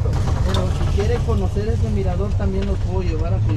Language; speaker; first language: Spanish; native; Spanish